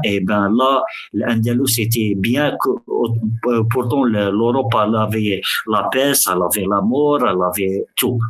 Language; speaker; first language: French; early bilingual, other home language; Arabic